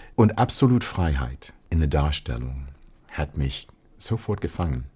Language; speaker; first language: German; non-native, fluent; English